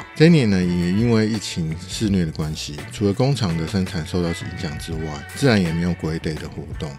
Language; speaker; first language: Chinese; native; Chinese